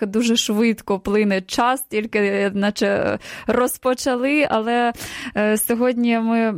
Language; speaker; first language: Ukrainian; native; Ukrainian